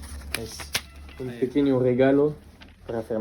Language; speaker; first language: Spanish; non-native, learner; French